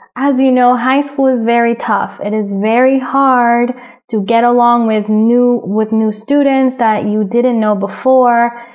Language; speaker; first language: English; early bilingual, other home language; Spanish